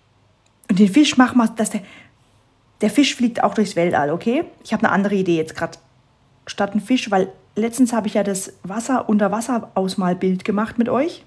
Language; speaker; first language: German; native; German